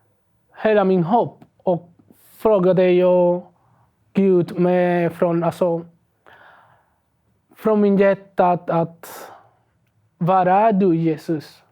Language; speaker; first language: Swedish; non-native, learner; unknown